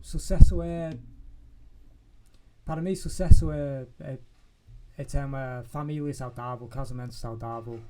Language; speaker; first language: Portuguese; non-native, fluent; English